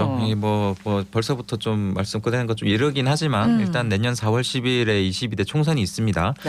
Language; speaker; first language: Korean; native; Korean